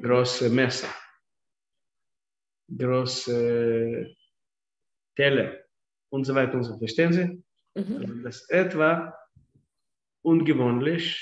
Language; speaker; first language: German; non-native, fluent; Russian